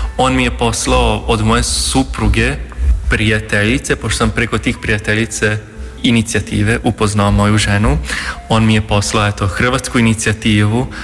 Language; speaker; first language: Bosnian; non-native, local second language; Hungarian